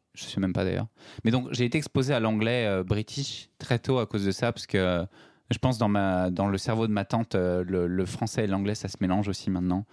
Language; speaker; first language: French; native; French